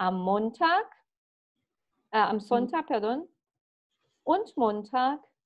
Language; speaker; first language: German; non-native, fluent; Spanish